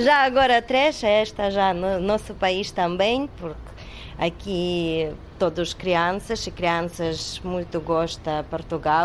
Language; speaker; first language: Portuguese; non-native, learner; Ukrainian